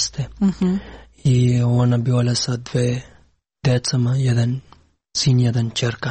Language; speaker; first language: Serbian; non-native, learner; Pashto